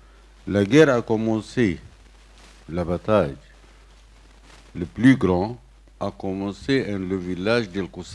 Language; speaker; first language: French; non-native, learner; Arabic